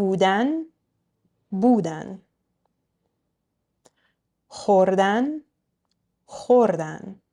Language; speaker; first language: Persian; early bilingual, heritage; Persian